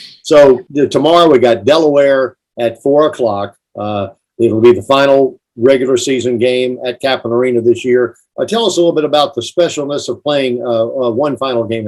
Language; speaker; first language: English; native; English